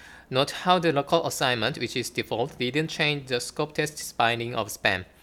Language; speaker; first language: English; non-native, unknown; Korean